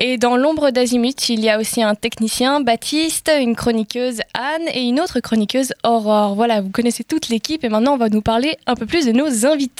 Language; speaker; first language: French; native; French